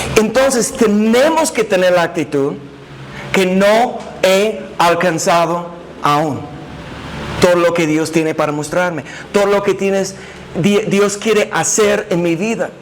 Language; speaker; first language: Spanish; non-native, fluent; English